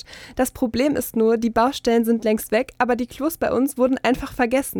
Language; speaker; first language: German; native; German